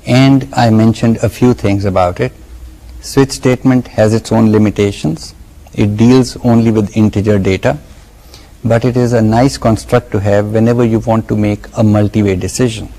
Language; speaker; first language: English; non-native, local second language; Urdu